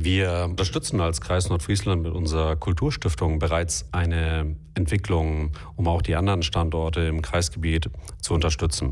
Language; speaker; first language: German; native; German